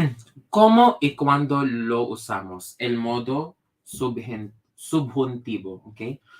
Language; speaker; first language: Spanish; non-native, fluent; Filipino